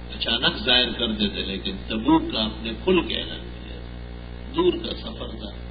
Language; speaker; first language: Urdu; non-native, local second language; Pashto